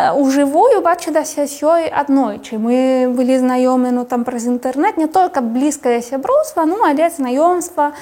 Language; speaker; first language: Belarusian; non-native, fluent; Spanish